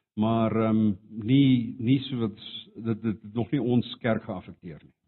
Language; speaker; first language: Afrikaans; non-native, local second language; English